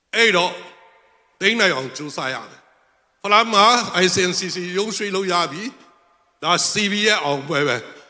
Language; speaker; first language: Burmese; non-native, local second language; Hakha Chin